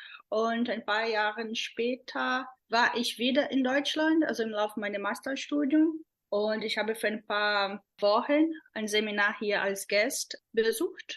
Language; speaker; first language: German; non-native, fluent; Portuguese